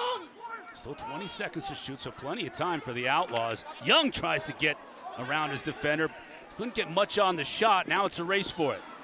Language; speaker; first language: English; native; English